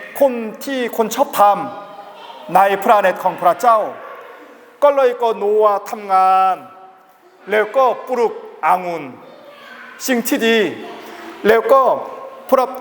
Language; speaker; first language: Thai; non-native, learner; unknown